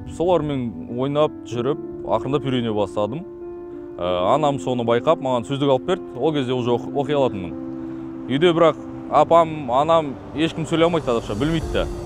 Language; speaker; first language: Kazakh; non-native, local second language; Russian